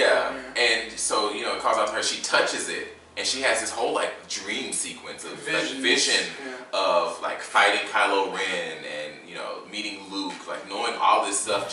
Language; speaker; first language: English; native; English